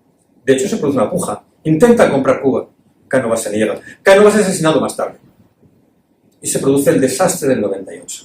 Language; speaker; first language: Spanish; native; Spanish